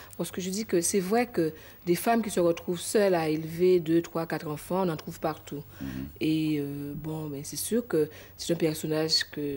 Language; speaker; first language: French; native; French